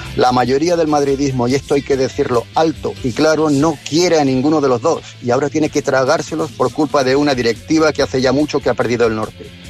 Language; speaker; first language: Spanish; native; Spanish